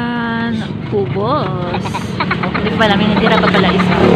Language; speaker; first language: Filipino; native; Filipino